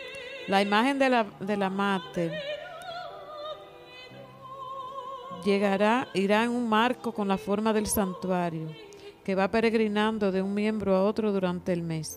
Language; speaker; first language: Spanish; native; Spanish